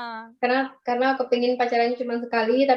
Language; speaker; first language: Indonesian; native; Indonesian